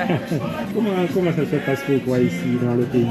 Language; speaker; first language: French; native; French